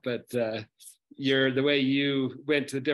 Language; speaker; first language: English; native; English